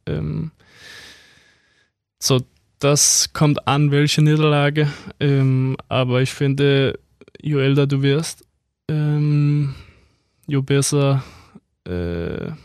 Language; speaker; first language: German; non-native, fluent; Danish